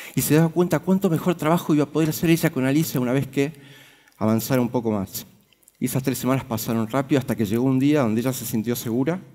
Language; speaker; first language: Spanish; native; Spanish